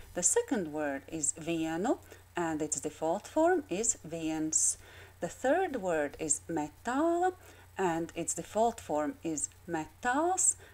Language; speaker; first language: English; non-native, fluent; Latvian